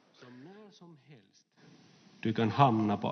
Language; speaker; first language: Swedish; non-native, fluent; Finnish